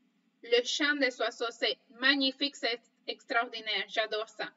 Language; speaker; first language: French; non-native, fluent; Spanish